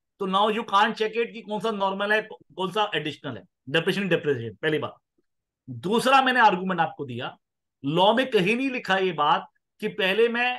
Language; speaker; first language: Hindi; non-native, local second language; Punjabi